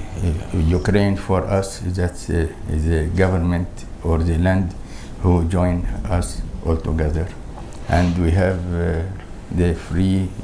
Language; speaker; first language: English; non-native, learner; Crimean Tatar